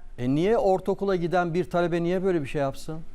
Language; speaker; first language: Turkish; native; Turkish